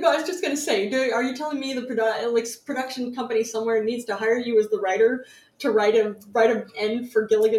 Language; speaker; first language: English; native; English